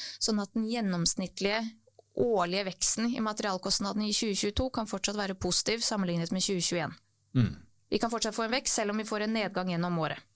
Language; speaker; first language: Norwegian; early bilingual, other home language; Bosnian